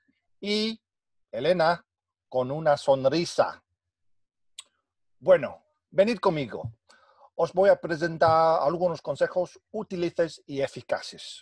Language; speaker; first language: Spanish; non-native, fluent; English